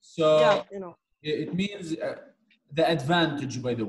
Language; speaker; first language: English; non-native, fluent; Arabic